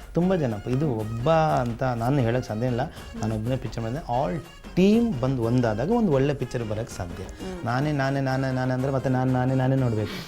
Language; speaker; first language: Kannada; native; Kannada